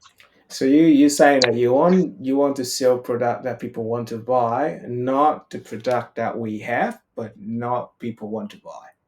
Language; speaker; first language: English; non-native, fluent; Vietnamese